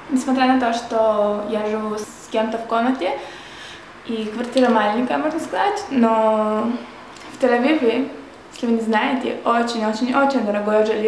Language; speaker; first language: Russian; early bilingual, heritage; Russian